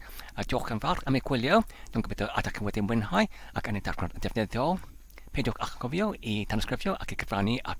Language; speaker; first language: Welsh; non-native, learner; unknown